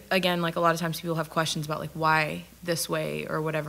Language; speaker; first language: English; non-native, local second language; Afrikaans